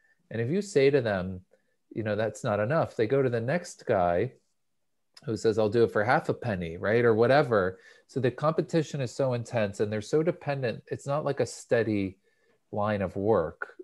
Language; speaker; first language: English; native; English